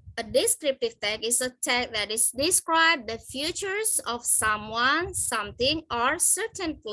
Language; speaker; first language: English; non-native, fluent; Indonesian